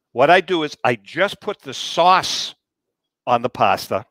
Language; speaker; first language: English; native; English